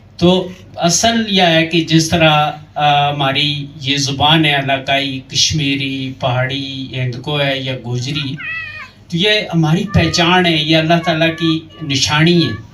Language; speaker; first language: Urdu; non-native, local second language; Gujari